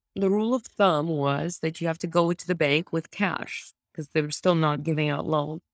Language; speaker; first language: English; early bilingual, other home language; Russian